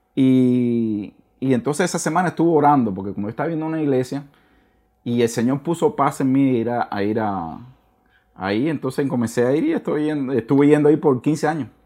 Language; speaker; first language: Spanish; native; Spanish